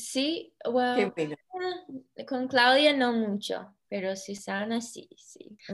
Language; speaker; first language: Spanish; early bilingual, heritage; English